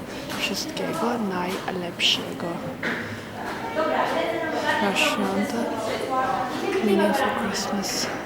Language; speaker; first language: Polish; early bilingual, heritage; English